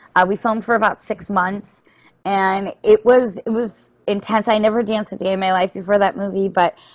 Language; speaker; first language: English; native; English